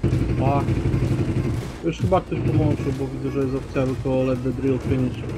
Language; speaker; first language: Polish; native; Polish